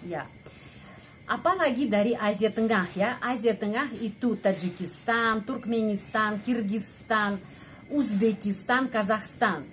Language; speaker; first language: Indonesian; non-native, fluent; Russian